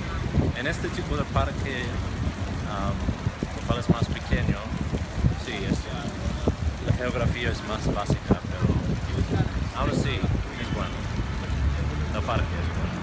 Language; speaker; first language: Spanish; non-native, fluent; English